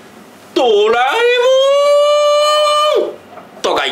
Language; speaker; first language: Japanese; native; Japanese